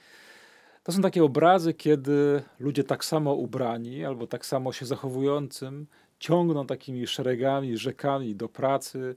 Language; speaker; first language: Polish; native; Polish